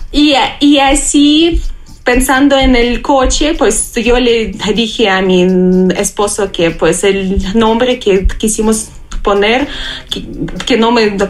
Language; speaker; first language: Spanish; non-native, learner; Russian